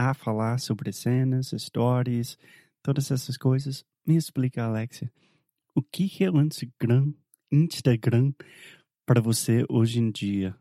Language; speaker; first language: Portuguese; non-native, fluent; English